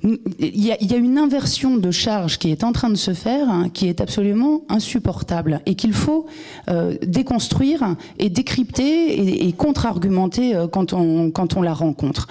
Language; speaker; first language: French; native; French